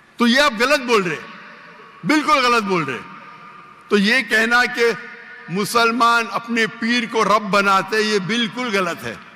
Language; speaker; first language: Urdu; non-native, local second language; Konkani